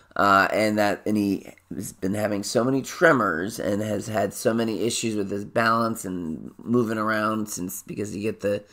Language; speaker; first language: English; native; English